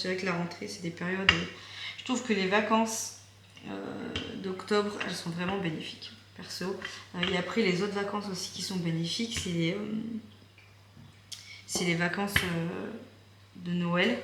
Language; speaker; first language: French; native; French